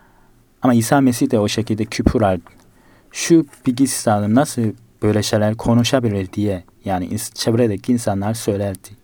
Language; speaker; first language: Turkish; non-native, fluent; Korean